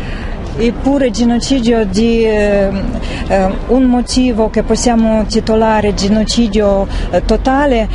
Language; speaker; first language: Italian; non-native, learner; Russian